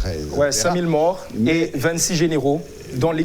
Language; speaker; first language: French; non-native, local second language; Haitian Creole